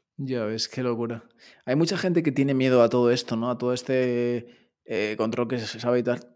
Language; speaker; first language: Spanish; native; Spanish